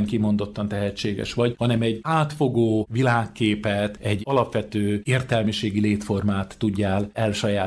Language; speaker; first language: Hungarian; native; Hungarian